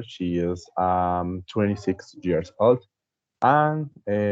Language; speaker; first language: English; non-native, learner; Spanish